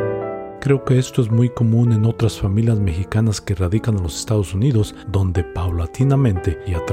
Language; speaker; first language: Spanish; native; Spanish